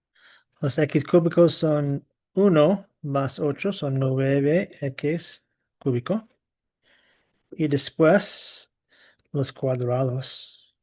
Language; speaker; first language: Spanish; non-native, fluent; English